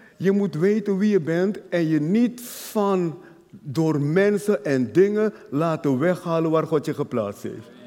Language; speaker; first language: Dutch; non-native, fluent; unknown